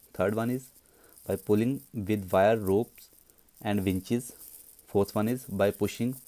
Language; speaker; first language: English; non-native, local second language; Punjabi